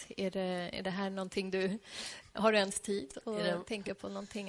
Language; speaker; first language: Swedish; native; Swedish